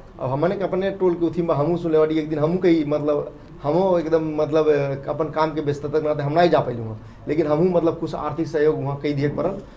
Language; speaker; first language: Bhojpuri; non-native, local second language; Dangaura Tharu